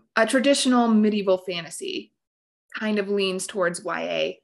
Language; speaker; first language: English; native; English